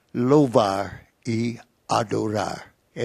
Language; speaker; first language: Portuguese; non-native, fluent; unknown